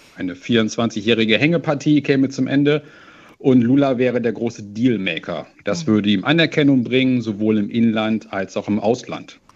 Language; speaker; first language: German; native; German